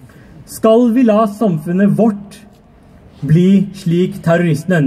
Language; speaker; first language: Norwegian; early bilingual, other home language; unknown